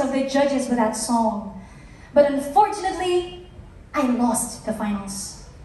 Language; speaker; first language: English; non-native, local second language; Filipino